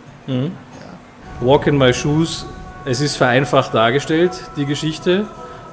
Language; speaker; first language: German; native; German